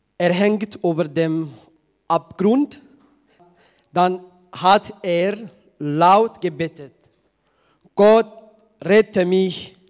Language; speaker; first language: German; non-native, learner; Tigrinya